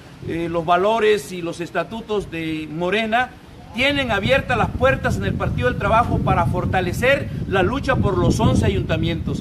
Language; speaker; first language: Spanish; native; Spanish